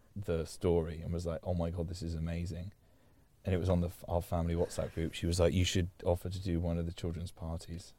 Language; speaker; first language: English; native; English